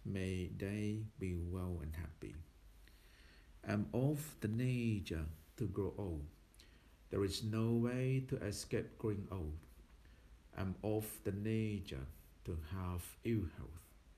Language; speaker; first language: English; non-native, fluent; Thai